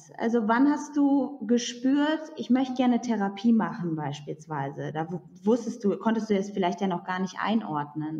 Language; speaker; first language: German; native; German